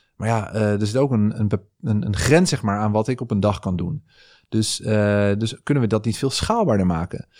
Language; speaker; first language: Dutch; native; Dutch